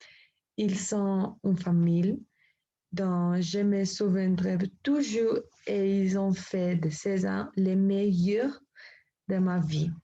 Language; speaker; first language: French; non-native, learner; Spanish